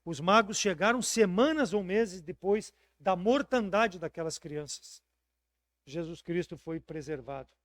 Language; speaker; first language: Portuguese; native; Portuguese